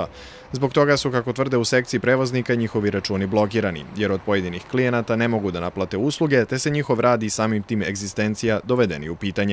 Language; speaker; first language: Serbian; native; Serbian